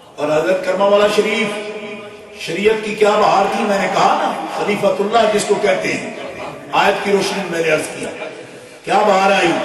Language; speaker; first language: Urdu; native; Urdu